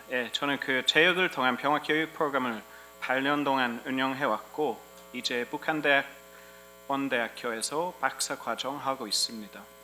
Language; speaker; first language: Korean; non-native, fluent; English